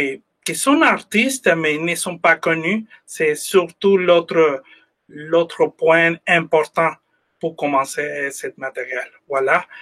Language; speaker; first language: French; non-native, fluent; Spanish